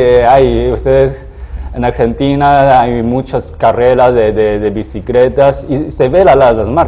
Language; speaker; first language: Spanish; non-native, fluent; Chinese